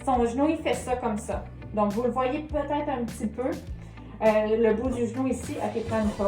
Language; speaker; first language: French; native; French